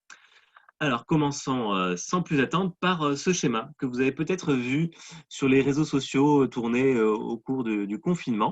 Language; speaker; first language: French; native; French